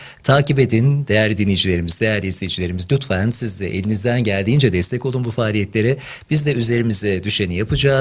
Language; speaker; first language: Turkish; native; Turkish